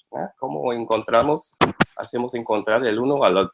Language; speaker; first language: Spanish; non-native, fluent; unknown